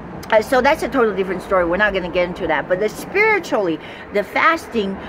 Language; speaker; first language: English; non-native, fluent; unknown